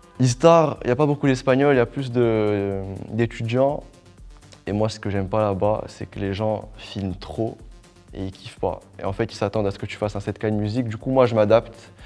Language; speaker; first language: French; non-native, local second language; Arabic